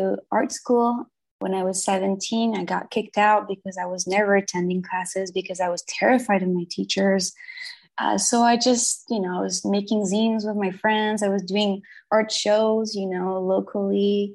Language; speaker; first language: English; non-native, fluent; French